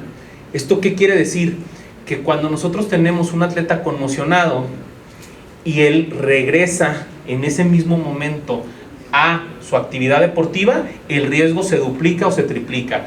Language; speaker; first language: Spanish; native; Spanish